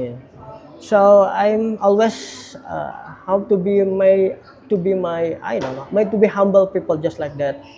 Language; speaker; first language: English; non-native, learner; Indonesian